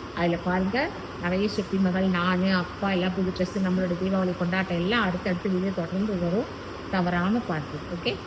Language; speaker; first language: Tamil; native; Tamil